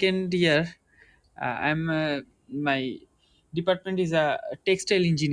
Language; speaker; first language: English; non-native, learner; Bangla